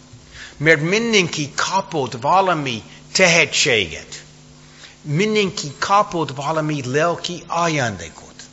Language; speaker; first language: Hungarian; non-native, fluent; English